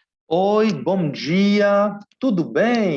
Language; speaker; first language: Portuguese; non-native, fluent; Spanish